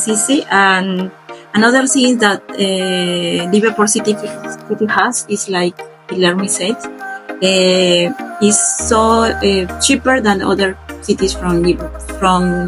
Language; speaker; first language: English; non-native, learner; Spanish